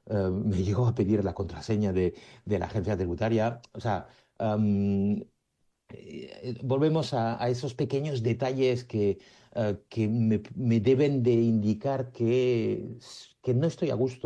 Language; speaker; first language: Spanish; native; Spanish